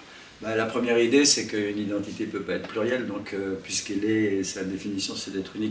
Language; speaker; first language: French; native; French